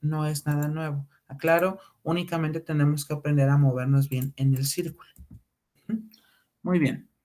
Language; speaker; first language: Spanish; native; Spanish